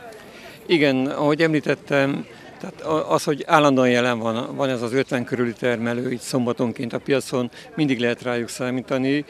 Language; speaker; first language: Hungarian; native; Hungarian